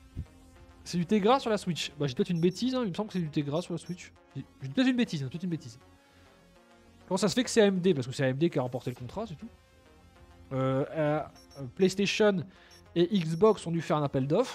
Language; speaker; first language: French; native; French